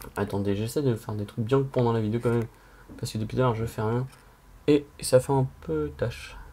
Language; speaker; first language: French; native; French